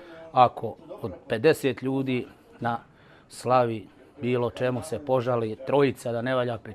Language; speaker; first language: Bosnian; native; Bosnian